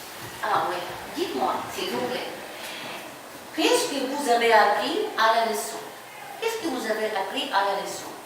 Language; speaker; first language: French; non-native, fluent; Ukrainian